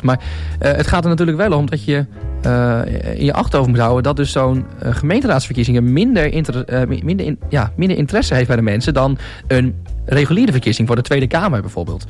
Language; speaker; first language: Dutch; native; Dutch